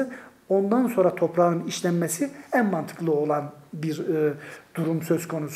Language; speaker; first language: Turkish; native; Turkish